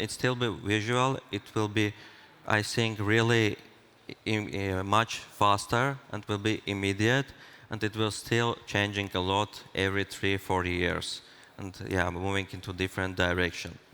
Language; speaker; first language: English; non-native, fluent; Armenian